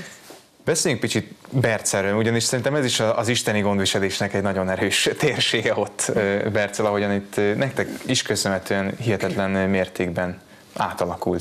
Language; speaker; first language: Hungarian; native; Hungarian